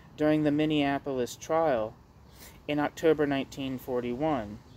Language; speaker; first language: English; native; English